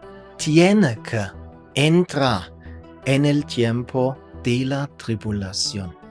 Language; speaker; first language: Spanish; non-native, fluent; German